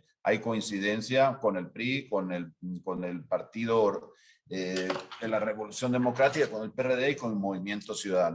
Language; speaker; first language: Spanish; native; Spanish